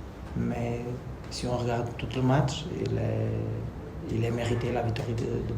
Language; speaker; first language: French; non-native, learner; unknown